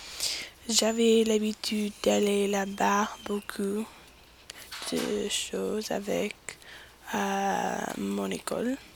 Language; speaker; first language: French; non-native, learner; English